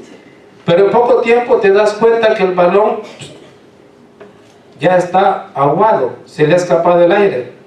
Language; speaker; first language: Spanish; native; Spanish